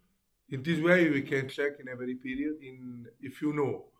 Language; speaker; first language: English; non-native, learner; Italian